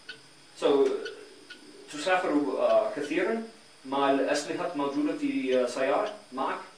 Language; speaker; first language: Arabic; non-native, learner; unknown